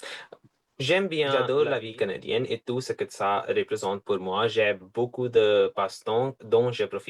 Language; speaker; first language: French; non-native, fluent; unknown